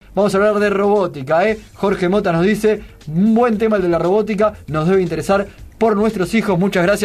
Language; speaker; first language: Spanish; native; Spanish